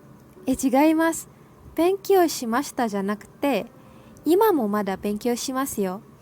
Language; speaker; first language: Japanese; non-native, learner; Malay